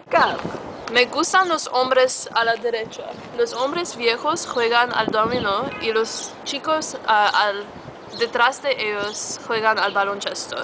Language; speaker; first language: Spanish; non-native, learner; English